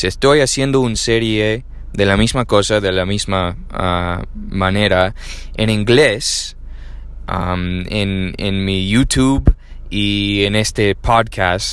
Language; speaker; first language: Spanish; non-native, learner; English